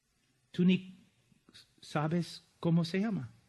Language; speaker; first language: Spanish; non-native, fluent; English